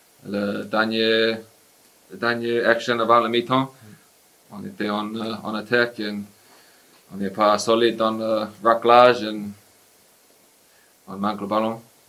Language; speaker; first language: French; non-native, learner; English